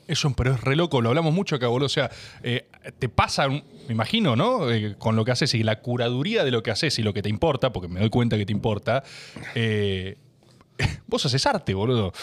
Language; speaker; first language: Spanish; native; Spanish